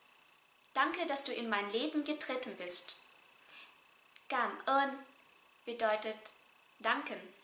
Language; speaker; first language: German; non-native, fluent; Vietnamese